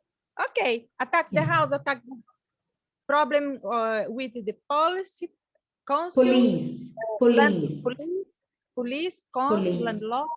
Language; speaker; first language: English; non-native, learner; Portuguese